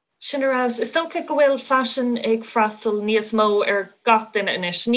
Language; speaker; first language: Irish; non-native, local second language; English